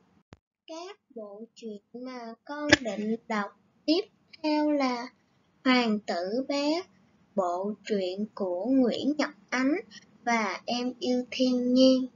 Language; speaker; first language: Vietnamese; native; Vietnamese